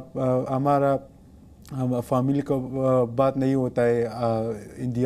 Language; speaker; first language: Hindi; non-native, learner; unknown